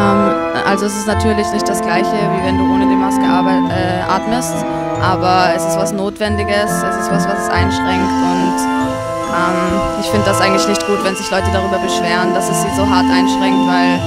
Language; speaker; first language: German; native; German